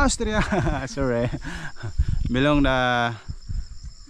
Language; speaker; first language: English; non-native, learner; Filipino